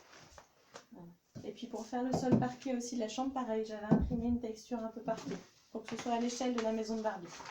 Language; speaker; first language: French; native; French